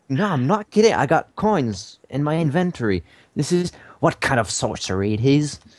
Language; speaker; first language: English; non-native, fluent; French